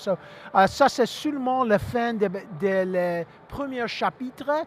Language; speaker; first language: French; non-native, learner; English